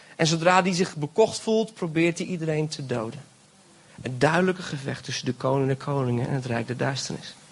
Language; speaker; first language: Dutch; native; Dutch